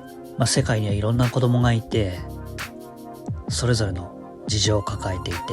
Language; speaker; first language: Japanese; native; Japanese